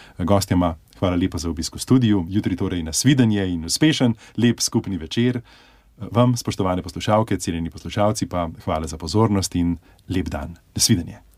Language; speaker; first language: Slovenian; native; Slovenian